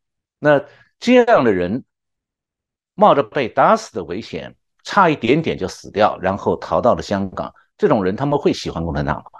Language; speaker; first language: Chinese; native; Chinese